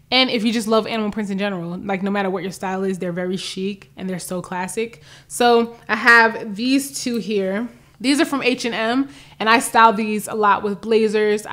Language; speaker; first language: English; native; English